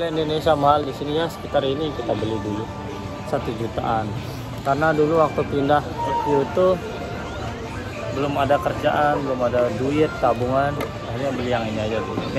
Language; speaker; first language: Indonesian; native; Indonesian